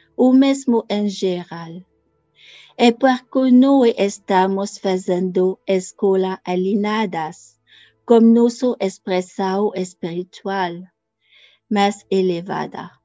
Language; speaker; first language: Portuguese; non-native, learner; French